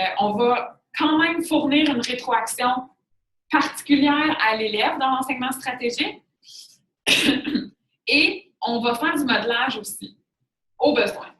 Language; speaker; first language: French; native; French